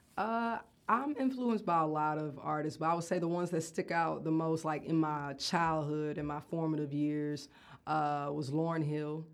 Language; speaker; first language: English; native; English